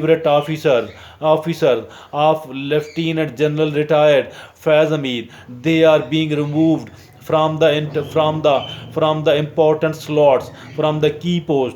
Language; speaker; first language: English; non-native, local second language; Urdu